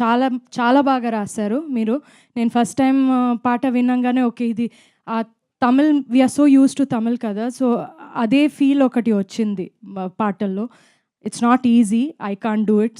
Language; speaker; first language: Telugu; non-native, fluent; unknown